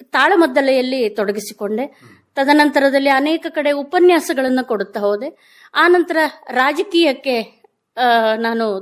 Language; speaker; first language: Kannada; native; Kannada